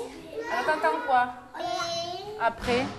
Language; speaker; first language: French; native; French